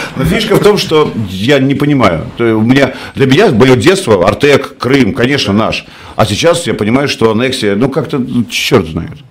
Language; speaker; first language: Russian; native; Russian